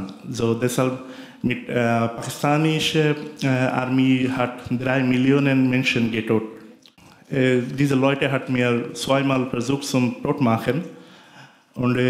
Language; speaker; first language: German; non-native, learner; Bangla